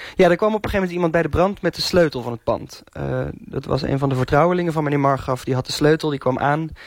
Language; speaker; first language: Dutch; native; Dutch